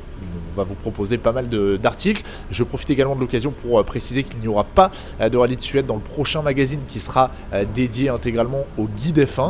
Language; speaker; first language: French; native; French